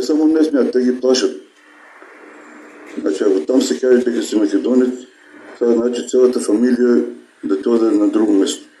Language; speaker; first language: Bulgarian; non-native, local second language; Macedonian